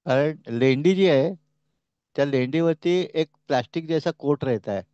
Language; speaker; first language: Hindi; non-native, local second language; Marathi